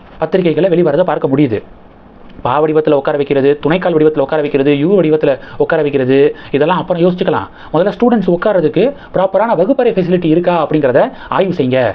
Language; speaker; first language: Tamil; native; Tamil